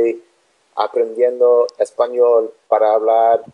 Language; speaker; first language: Spanish; non-native, learner; English